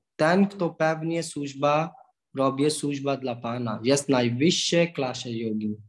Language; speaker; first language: Polish; non-native, learner; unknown